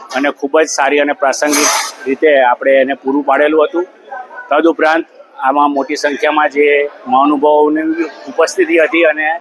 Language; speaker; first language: Gujarati; non-native, local second language; Sindhi